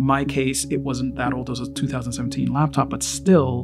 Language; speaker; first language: English; native; English